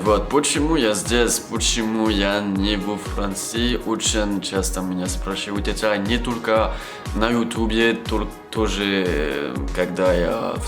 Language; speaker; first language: Russian; non-native, learner; French